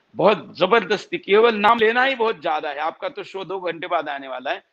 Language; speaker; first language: Hindi; non-native, local second language; Marathi